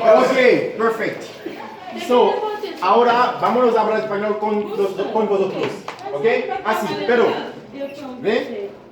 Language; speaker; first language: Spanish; non-native, learner; Haitian Creole